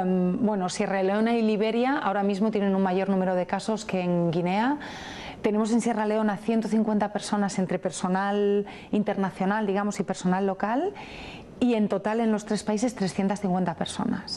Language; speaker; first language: Spanish; native; Spanish